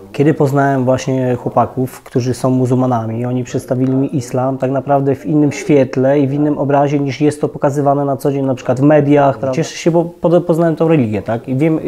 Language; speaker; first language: Polish; native; Polish